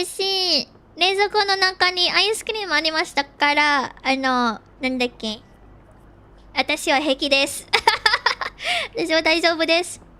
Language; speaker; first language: Japanese; non-native, learner; Filipino